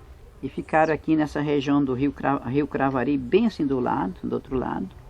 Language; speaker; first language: Portuguese; native; Portuguese